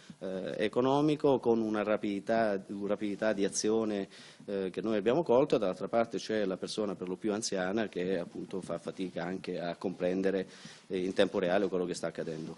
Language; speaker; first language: Italian; native; Italian